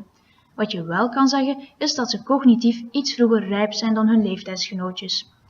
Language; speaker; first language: Dutch; native; Dutch